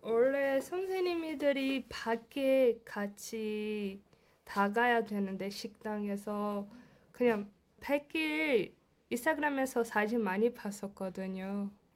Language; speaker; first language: Korean; non-native, learner; Portuguese